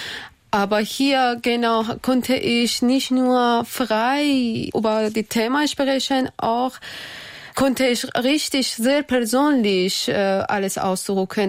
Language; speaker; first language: German; non-native, learner; Persian